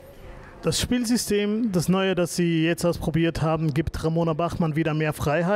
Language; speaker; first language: German; native; German